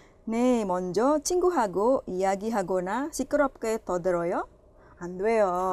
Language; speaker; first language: Korean; non-native, fluent; Indonesian